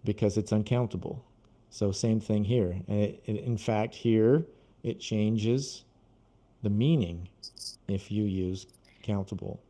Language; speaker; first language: English; non-native, fluent; Portuguese